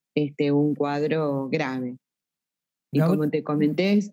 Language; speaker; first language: Spanish; native; Spanish